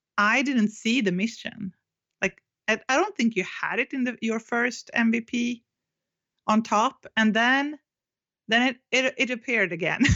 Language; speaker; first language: English; non-native, fluent; Swedish